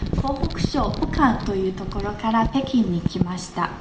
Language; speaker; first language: Japanese; non-native, fluent; Chinese